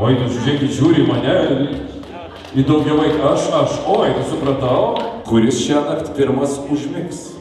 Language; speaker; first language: Lithuanian; native; Lithuanian